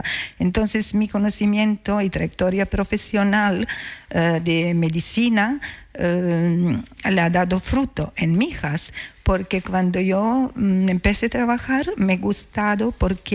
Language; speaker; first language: Spanish; non-native, learner; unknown